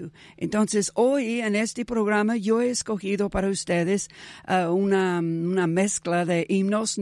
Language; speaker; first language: Spanish; non-native, fluent; English